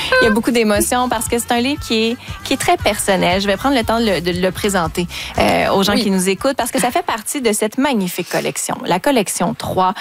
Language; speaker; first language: French; native; French